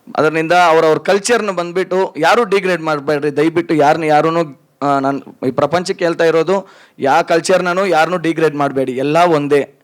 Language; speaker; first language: Kannada; non-native, local second language; Lambadi